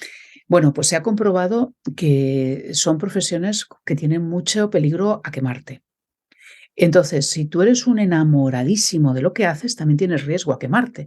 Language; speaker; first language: Spanish; native; Spanish